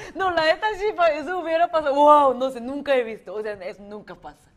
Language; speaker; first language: Spanish; non-native, fluent; Korean